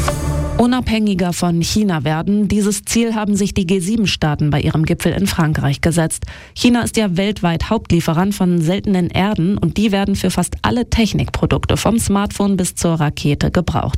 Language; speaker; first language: German; native; German